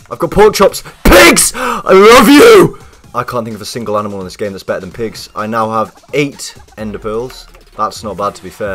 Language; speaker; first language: English; native; English